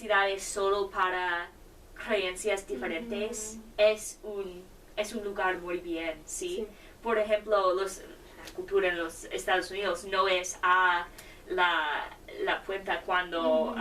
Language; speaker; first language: Spanish; non-native, learner; English